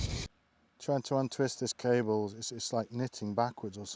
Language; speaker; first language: English; native; English